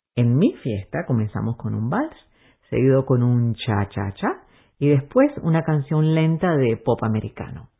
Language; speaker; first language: Spanish; early bilingual, heritage; Spanish